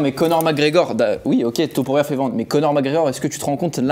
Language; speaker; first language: French; native; French